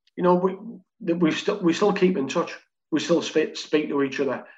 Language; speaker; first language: English; native; English